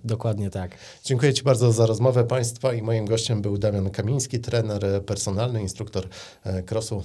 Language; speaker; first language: Polish; native; Polish